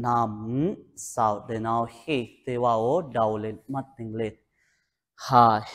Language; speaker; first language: Vietnamese; non-native, learner; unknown